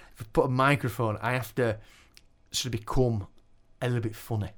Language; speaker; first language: English; native; English